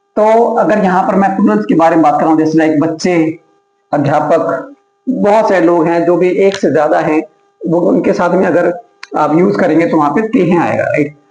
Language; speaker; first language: Hindi; native; Hindi